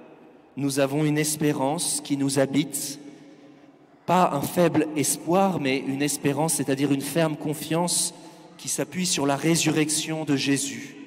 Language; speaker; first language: French; native; French